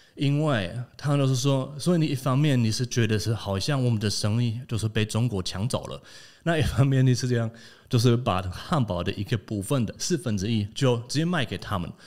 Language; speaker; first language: Chinese; non-native, fluent; German